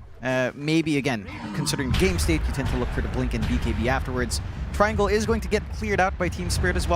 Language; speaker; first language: English; native; English